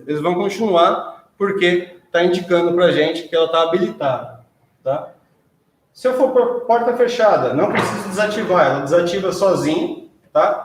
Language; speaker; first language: Portuguese; native; Portuguese